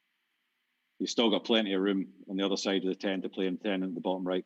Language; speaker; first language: English; native; English